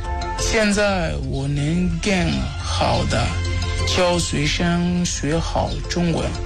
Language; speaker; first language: Chinese; non-native, fluent; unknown